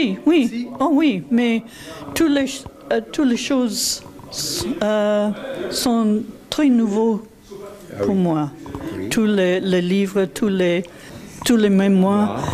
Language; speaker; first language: French; non-native, learner; English